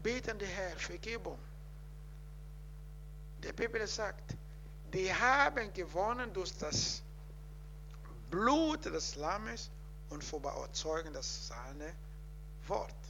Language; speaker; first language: German; non-native, learner; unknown